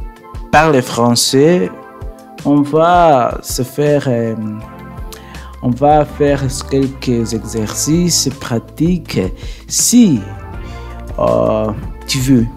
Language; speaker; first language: French; non-native, learner; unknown